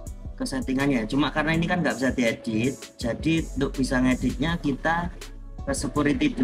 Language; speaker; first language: Indonesian; native; Indonesian